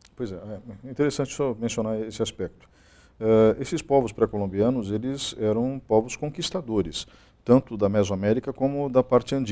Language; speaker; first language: Portuguese; native; Portuguese